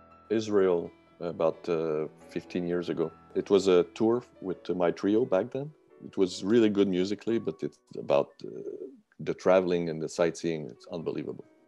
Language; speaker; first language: English; non-native, fluent; French